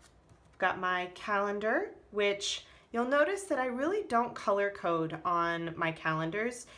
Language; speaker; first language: English; native; English